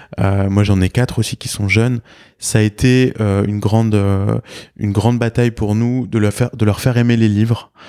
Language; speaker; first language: French; native; French